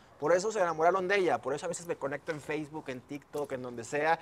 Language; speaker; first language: Spanish; native; Spanish